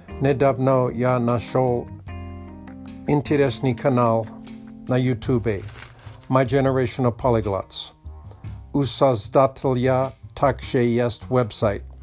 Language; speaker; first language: Russian; non-native, learner; Polish